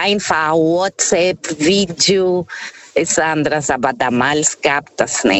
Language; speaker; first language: German; non-native, fluent; Portuguese